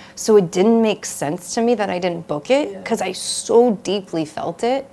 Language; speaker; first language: English; native; English